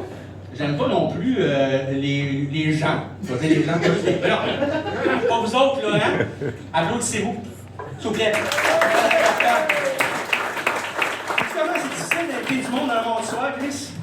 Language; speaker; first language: French; native; French